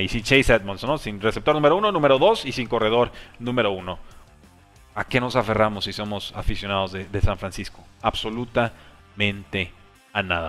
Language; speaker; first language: Spanish; native; Spanish